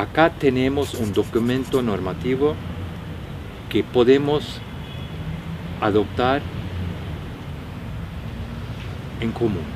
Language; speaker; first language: Spanish; non-native, fluent; Norwegian